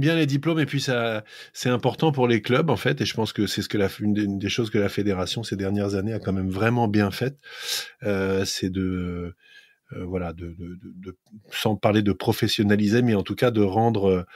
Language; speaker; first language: French; native; French